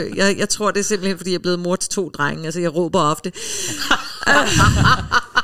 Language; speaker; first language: Danish; early bilingual, heritage; Danish